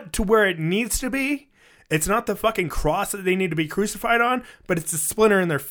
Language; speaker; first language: English; native; English